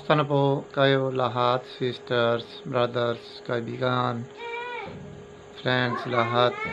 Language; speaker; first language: Filipino; non-native, learner; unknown